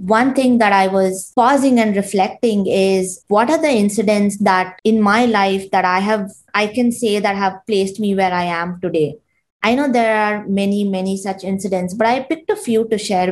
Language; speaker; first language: English; non-native, local second language; Kannada